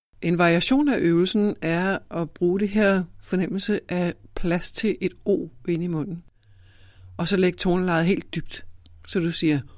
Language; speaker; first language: Danish; native; Danish